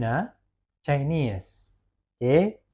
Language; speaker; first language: English; non-native, fluent; Indonesian